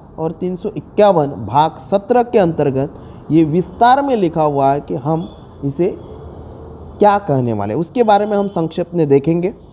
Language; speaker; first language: Hindi; non-native, local second language; Marathi